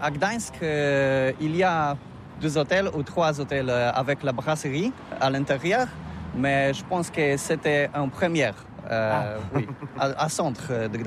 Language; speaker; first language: French; non-native, learner; Polish